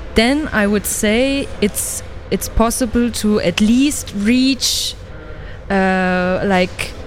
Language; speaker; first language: English; non-native, fluent; German